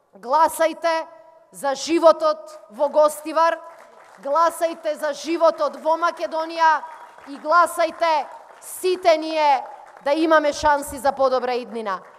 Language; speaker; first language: Macedonian; native; Macedonian